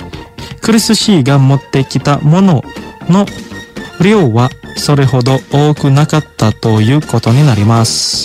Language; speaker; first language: Japanese; non-native, fluent; Indonesian